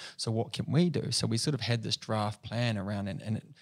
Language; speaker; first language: English; native; English